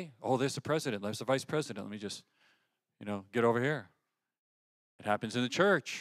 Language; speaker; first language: English; native; English